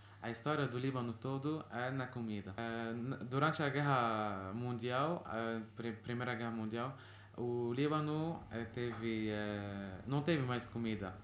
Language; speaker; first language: Portuguese; early bilingual, heritage; Portuguese